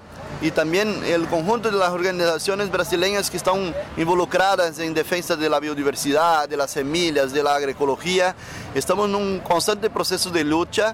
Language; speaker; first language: Spanish; non-native, learner; Portuguese